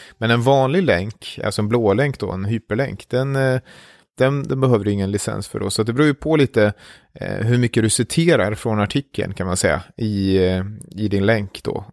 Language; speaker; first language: Swedish; native; Swedish